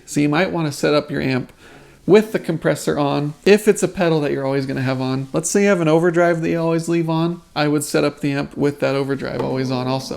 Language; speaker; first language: English; native; English